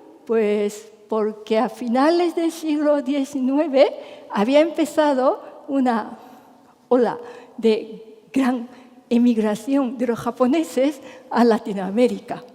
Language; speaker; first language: Spanish; non-native, fluent; Japanese